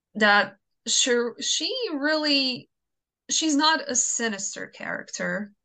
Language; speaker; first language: English; non-native, fluent; Croatian